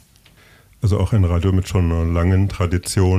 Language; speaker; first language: German; native; German